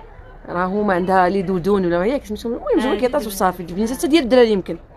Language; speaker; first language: Arabic; native; Arabic